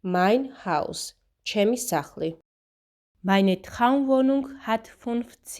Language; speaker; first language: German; non-native, fluent; Georgian